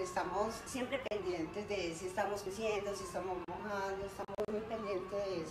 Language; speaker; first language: Spanish; native; Spanish